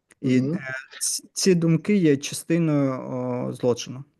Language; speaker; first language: Ukrainian; non-native, learner; Russian